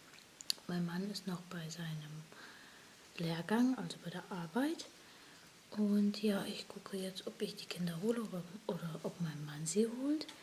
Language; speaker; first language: German; native; German